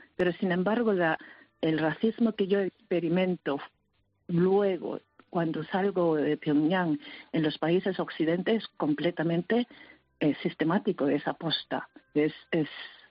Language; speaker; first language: Spanish; early bilingual, heritage; Spanish